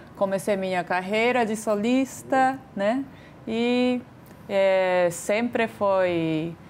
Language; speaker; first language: Portuguese; non-native, fluent; Japanese